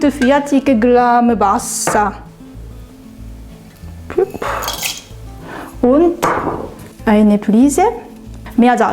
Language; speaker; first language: German; non-native, learner; Japanese